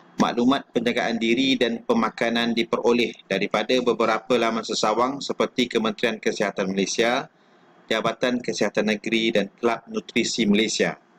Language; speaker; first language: Malay; native; Malay